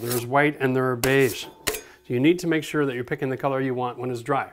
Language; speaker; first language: English; native; English